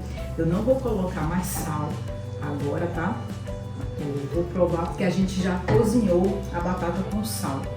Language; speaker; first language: Portuguese; native; Portuguese